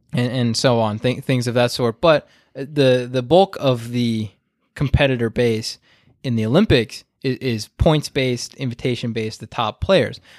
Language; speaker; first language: English; native; English